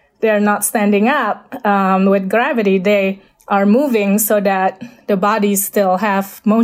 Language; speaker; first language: English; non-native, fluent; Indonesian